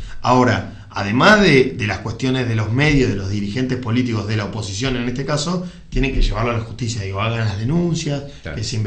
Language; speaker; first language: Spanish; native; Spanish